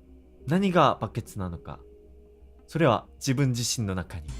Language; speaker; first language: Japanese; non-native, fluent; Korean